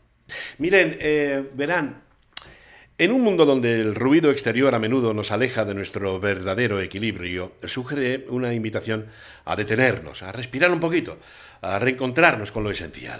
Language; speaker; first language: Spanish; native; Spanish